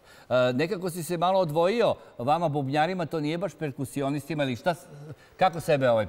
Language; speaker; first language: Serbian; native; Serbian